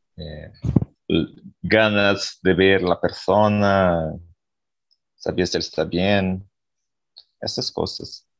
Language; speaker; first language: Spanish; non-native, fluent; Portuguese